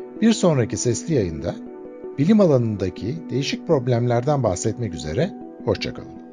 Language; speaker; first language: Turkish; native; Turkish